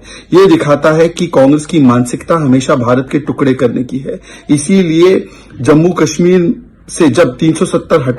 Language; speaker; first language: Hindi; native; Hindi